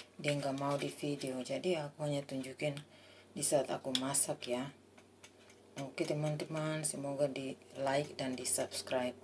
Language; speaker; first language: Indonesian; native; Indonesian